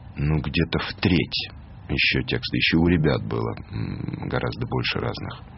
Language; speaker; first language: Russian; native; Russian